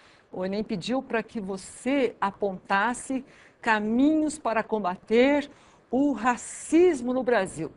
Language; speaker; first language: Portuguese; native; Portuguese